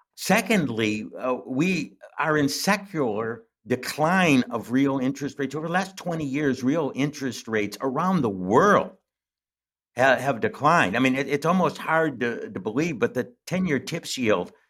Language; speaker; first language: English; native; English